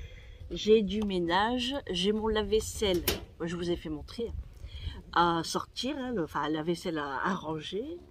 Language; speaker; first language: French; native; French